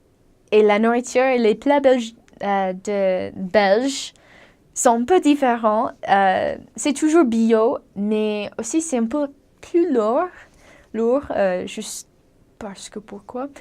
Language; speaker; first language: French; non-native, fluent; English